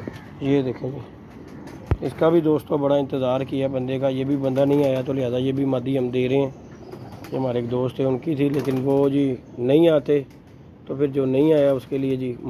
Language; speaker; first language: Hindi; non-native, local second language; Punjabi